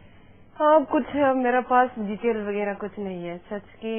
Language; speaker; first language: Hindi; non-native, local second language; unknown